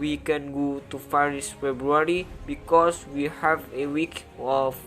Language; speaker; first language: English; non-native, learner; Indonesian